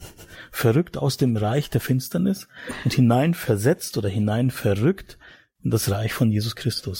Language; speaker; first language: German; native; German